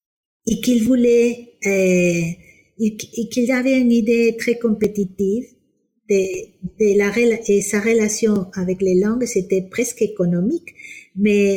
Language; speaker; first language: French; non-native, fluent; Spanish